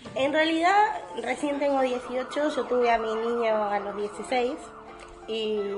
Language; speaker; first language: Spanish; native; Spanish